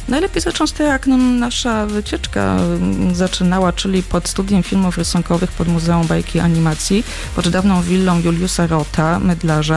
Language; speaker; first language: Polish; native; Polish